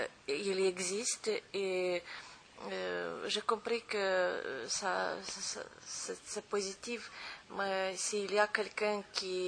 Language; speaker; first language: French; non-native, learner; Romanian